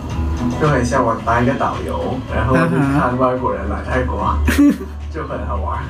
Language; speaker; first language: Chinese; non-native, fluent; Thai